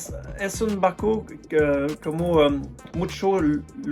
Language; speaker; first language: Spanish; non-native, learner; French